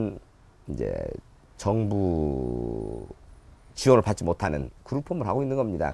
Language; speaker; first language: Korean; native; Korean